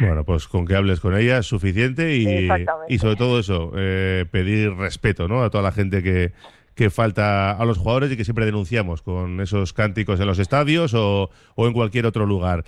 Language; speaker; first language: Spanish; native; Spanish